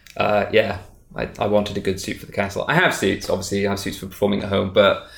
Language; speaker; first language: English; native; English